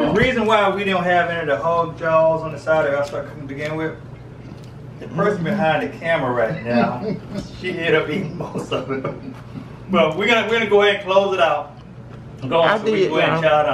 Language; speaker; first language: English; native; English